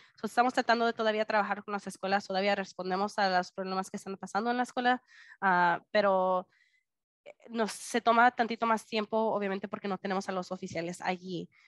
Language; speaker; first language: Spanish; early bilingual, heritage; Spanish